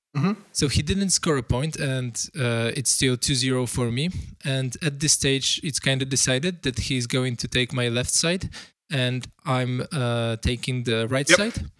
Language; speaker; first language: English; non-native, fluent; Polish